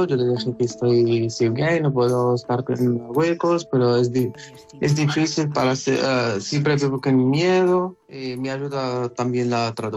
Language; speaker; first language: Spanish; non-native, learner; Arabic